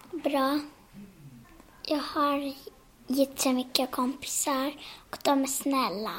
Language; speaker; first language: Swedish; early bilingual, other home language; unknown